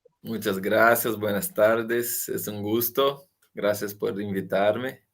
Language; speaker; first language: Spanish; non-native, fluent; Portuguese